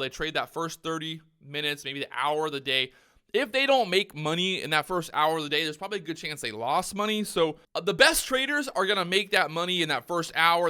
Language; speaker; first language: English; native; English